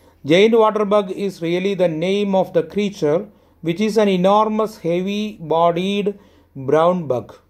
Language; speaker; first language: English; non-native, local second language; Malayalam